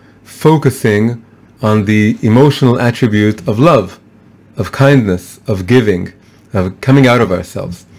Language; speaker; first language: English; non-native, fluent; Hebrew